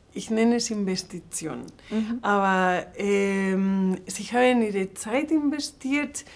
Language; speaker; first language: German; non-native, fluent; Spanish